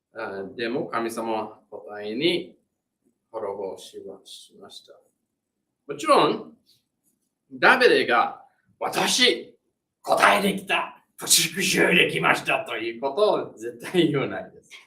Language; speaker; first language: Japanese; non-native, fluent; English